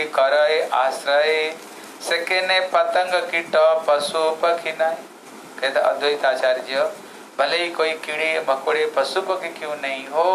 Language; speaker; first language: Hindi; non-native, local second language; Odia